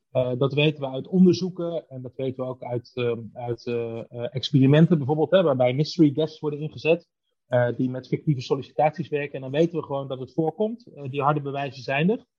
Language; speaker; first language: Dutch; native; Dutch